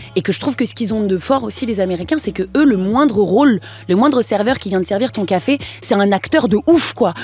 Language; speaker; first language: French; native; French